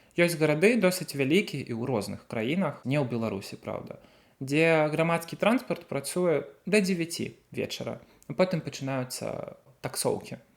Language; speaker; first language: Belarusian; native; Belarusian